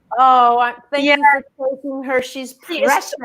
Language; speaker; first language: English; native; English